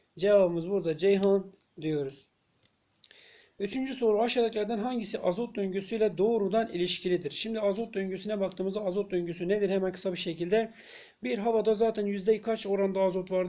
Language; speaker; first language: Turkish; native; Turkish